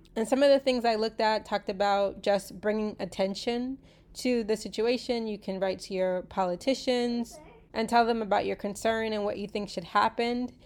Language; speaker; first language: English; native; English